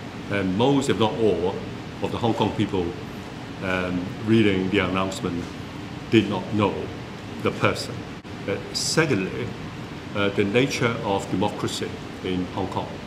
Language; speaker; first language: English; non-native, local second language; Cantonese